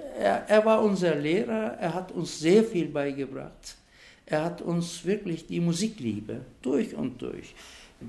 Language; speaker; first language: German; non-native, fluent; Turkish